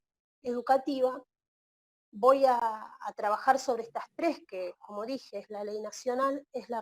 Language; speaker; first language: Spanish; native; Spanish